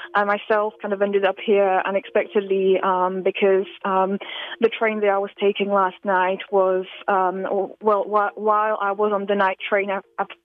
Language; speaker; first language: English; non-native, fluent; Slovak